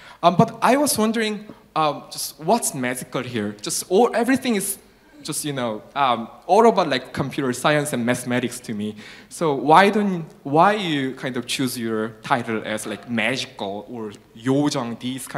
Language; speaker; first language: English; non-native, fluent; Korean